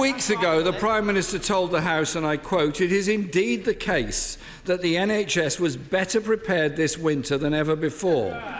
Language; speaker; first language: English; native; English